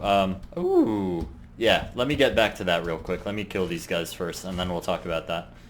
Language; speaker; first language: English; native; English